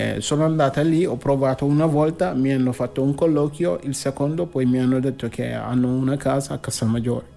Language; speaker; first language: Italian; non-native, learner; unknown